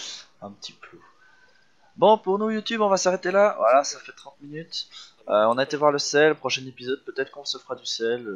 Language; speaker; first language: French; native; French